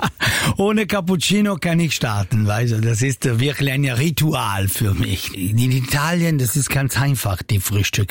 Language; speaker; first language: German; non-native, fluent; Italian